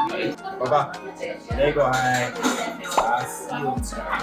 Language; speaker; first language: Cantonese; non-native, fluent; English